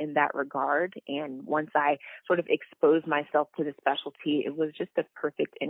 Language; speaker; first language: English; native; English